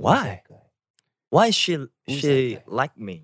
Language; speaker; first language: English; non-native, learner; Korean